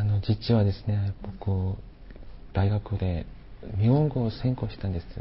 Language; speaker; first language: Japanese; non-native, fluent; Korean